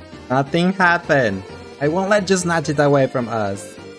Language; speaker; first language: English; non-native, fluent; Spanish